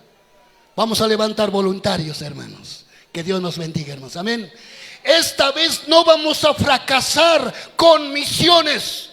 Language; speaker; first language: Spanish; native; Spanish